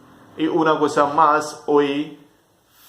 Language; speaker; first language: Spanish; non-native, fluent; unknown